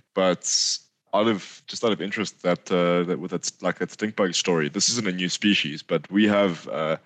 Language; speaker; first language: English; native; English